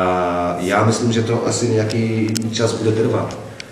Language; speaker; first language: Czech; non-native, fluent; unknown